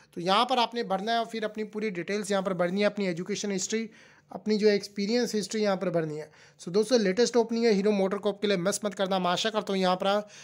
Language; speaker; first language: Hindi; native; Hindi